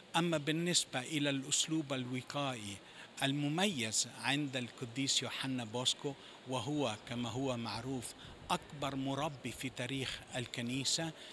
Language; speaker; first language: Arabic; non-native, fluent; Italian